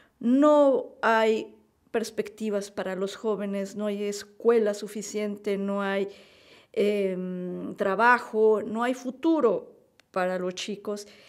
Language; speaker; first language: Spanish; native; Spanish